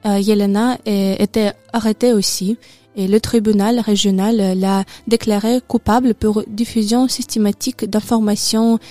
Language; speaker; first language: French; non-native, learner; Russian